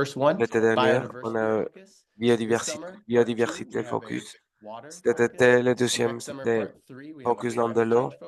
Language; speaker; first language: French; non-native, learner; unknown